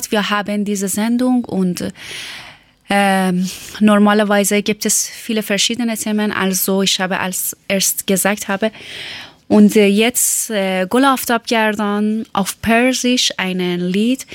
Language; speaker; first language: German; non-native, learner; Persian